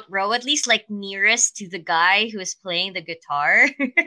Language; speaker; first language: English; non-native, local second language; Filipino